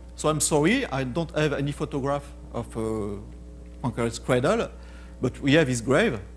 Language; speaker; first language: English; non-native, fluent; French